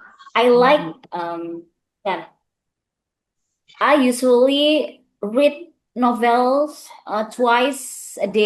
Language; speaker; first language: English; non-native, fluent; Indonesian